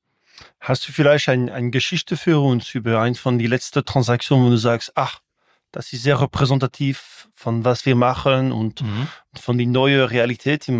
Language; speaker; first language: German; non-native, local second language; French